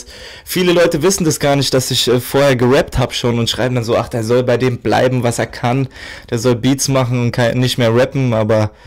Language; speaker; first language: German; native; German